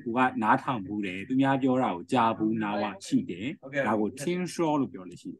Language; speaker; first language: Chinese; non-native, fluent; Burmese